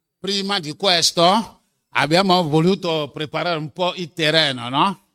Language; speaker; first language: Italian; non-native, fluent; French